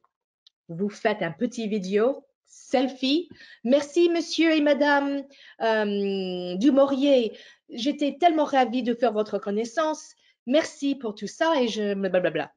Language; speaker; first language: French; non-native, fluent; English